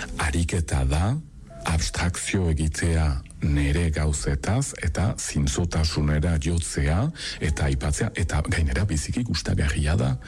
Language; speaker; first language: Basque; native; Basque